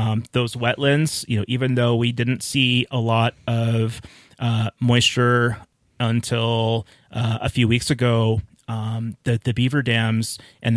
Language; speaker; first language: English; native; English